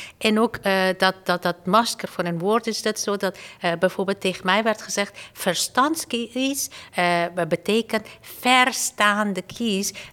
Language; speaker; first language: Dutch; non-native, fluent; Persian